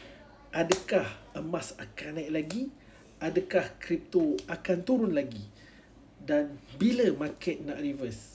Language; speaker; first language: Malay; native; Malay